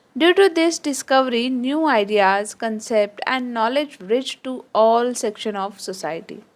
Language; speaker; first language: English; non-native, local second language; Marathi